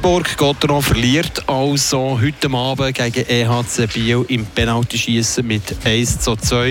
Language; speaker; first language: German; native; German